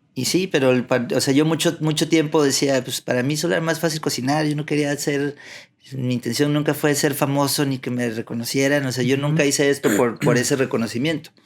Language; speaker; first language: Spanish; early bilingual, heritage; Spanish